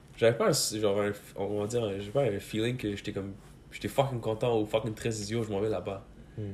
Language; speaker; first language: French; early bilingual, other home language; Persian